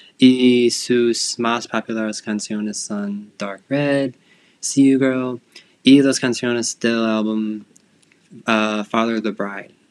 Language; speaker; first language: Spanish; non-native, learner; English